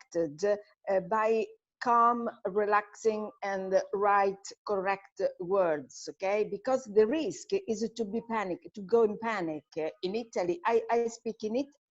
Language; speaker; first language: English; non-native, fluent; Italian